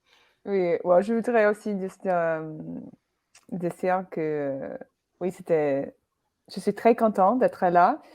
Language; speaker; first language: French; non-native, fluent; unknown